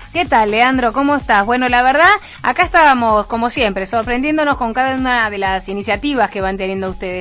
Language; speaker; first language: Spanish; native; Spanish